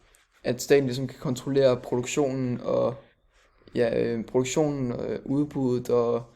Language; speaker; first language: Danish; native; Danish